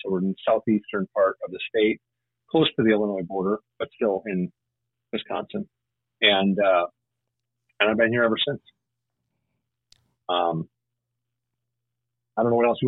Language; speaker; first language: English; native; English